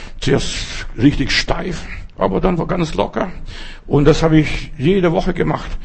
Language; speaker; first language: German; non-native, fluent; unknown